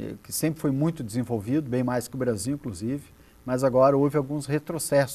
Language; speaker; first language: Portuguese; native; Portuguese